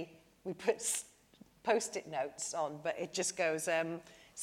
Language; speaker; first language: English; native; English